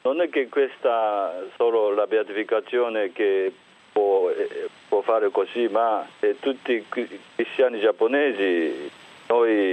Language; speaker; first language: Italian; non-native, fluent; Japanese